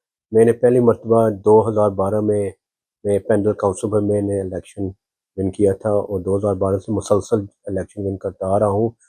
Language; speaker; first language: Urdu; early bilingual, heritage; Urdu